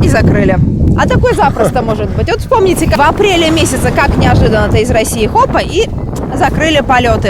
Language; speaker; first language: Russian; native; Russian